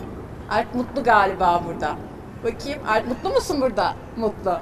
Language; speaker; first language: Turkish; native; Turkish